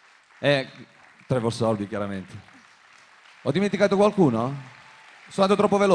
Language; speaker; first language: Italian; native; Italian